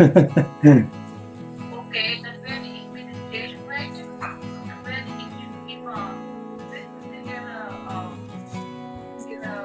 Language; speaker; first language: German; non-native, fluent; Filipino